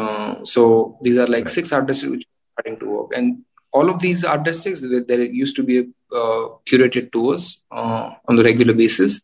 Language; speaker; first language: English; non-native, local second language; Gujarati